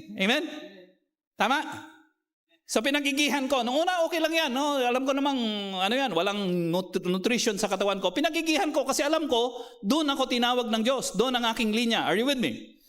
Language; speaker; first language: Filipino; non-native, local second language; Cebuano